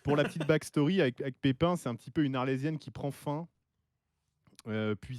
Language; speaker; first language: French; native; French